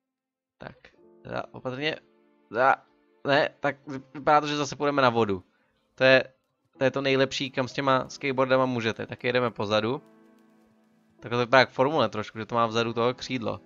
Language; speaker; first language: Czech; native; Czech